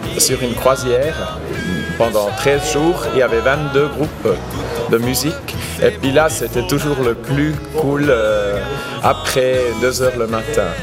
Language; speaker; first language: French; non-native, local second language; Swiss German